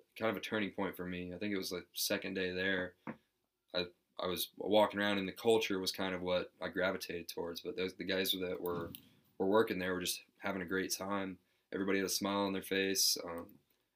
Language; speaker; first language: English; native; English